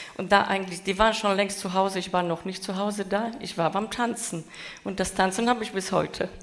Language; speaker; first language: German; non-native, fluent; Polish